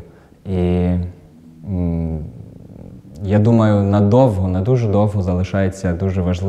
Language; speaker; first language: Ukrainian; non-native, fluent; German